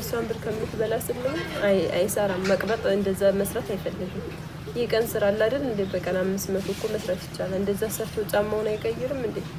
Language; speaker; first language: Amharic; native; Amharic